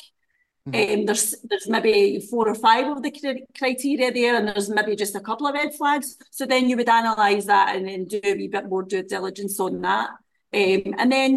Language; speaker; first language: English; native; English